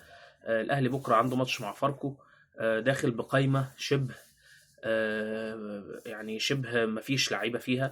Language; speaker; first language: Arabic; native; Arabic